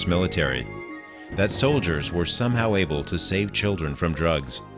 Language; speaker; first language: English; native; English